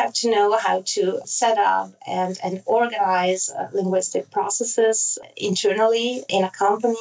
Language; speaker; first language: English; non-native, fluent; Italian